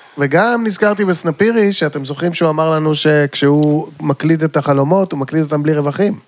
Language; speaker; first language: Hebrew; native; Hebrew